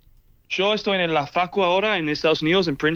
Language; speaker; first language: Spanish; early bilingual, heritage; English